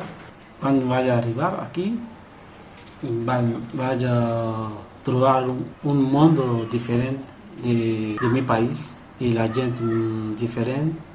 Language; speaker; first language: Spanish; non-native, learner; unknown